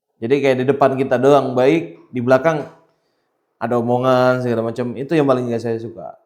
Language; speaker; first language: Indonesian; native; Indonesian